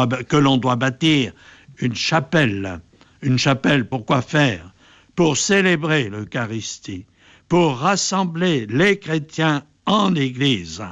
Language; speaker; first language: French; native; French